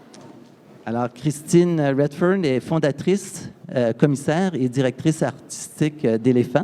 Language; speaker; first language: French; native; French